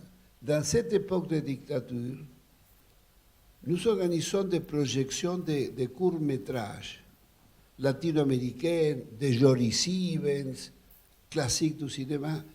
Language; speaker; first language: French; non-native, fluent; Spanish